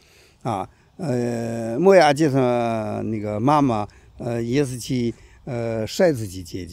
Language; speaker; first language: Russian; non-native, learner; Chinese